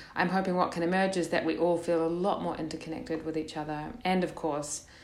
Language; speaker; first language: English; native; English